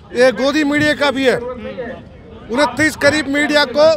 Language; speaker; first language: Hindi; non-native, local second language; Malayalam